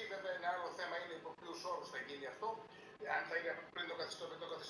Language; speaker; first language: Greek; native; Greek